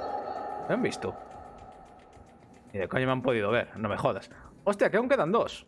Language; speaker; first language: Spanish; native; Spanish